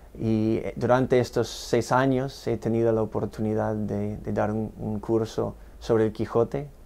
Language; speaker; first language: Spanish; non-native, fluent; English